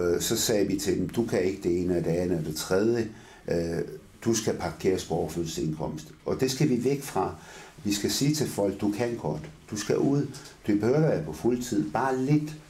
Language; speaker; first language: Danish; early bilingual, other home language; Arabic